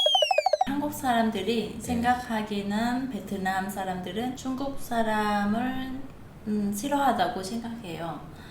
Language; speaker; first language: Korean; non-native, fluent; Vietnamese